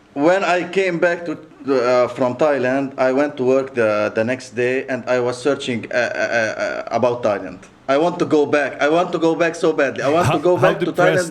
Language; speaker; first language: English; non-native, local second language; Arabic